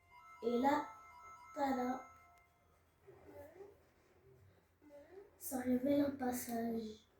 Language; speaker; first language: French; native; French